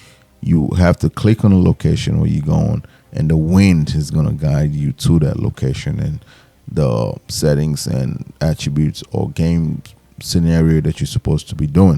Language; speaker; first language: English; native; English